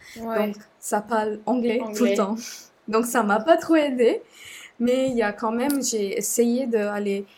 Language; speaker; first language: French; non-native, fluent; Sinhala